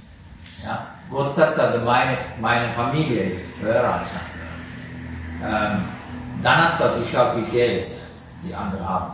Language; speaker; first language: German; non-native, learner; Sinhala